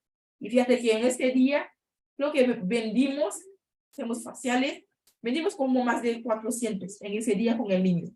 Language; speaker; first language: Spanish; non-native, learner; Haitian Creole